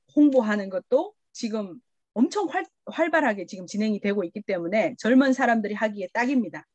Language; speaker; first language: Korean; early bilingual, heritage; Korean